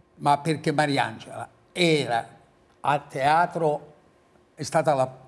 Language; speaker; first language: Italian; native; Italian